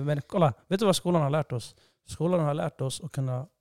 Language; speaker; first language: Swedish; non-native, fluent; Somali